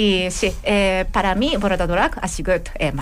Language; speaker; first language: Catalan; non-native, learner; Japanese